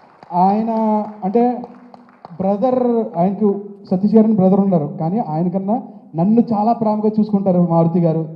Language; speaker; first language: Telugu; native; Telugu